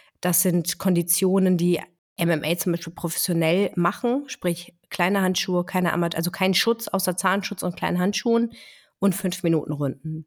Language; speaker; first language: German; early bilingual, other home language; Greek